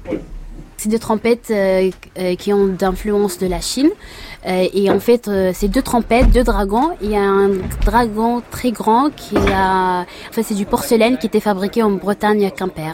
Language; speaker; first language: French; non-native, fluent; Arabic